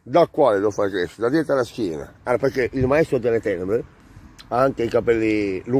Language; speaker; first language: Italian; native; Italian